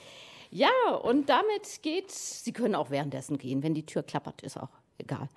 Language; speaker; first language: German; native; German